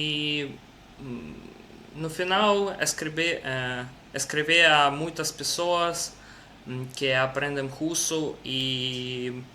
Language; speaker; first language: Portuguese; non-native, learner; Russian